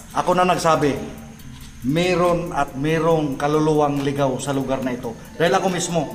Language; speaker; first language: Filipino; non-native, local second language; Waray